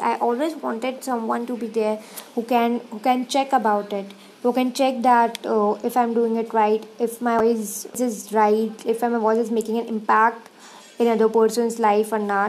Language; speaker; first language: English; non-native, local second language; Hindi